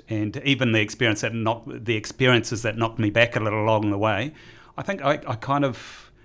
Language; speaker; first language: English; native; English